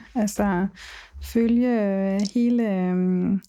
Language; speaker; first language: Danish; early bilingual, other home language; Arabic